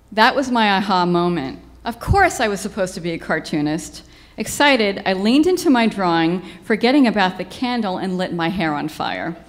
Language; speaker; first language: English; native; English